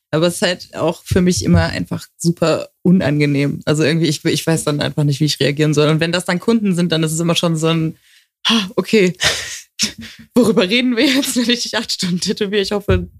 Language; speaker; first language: German; native; German